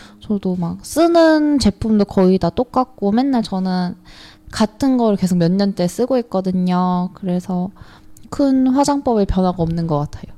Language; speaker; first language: Korean; native; Korean